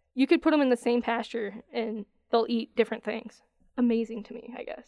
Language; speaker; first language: English; native; English